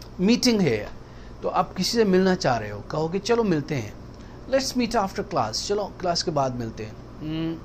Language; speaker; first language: Urdu; non-native, local second language; Baluchi